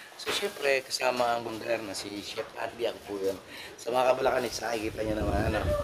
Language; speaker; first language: Filipino; native; Filipino